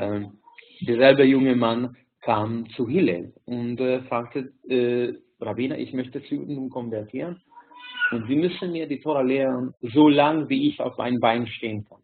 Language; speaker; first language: German; non-native, fluent; Hungarian